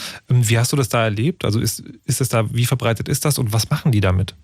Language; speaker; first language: German; native; German